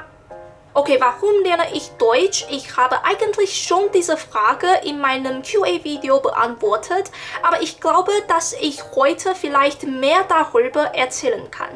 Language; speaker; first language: German; non-native, learner; Chinese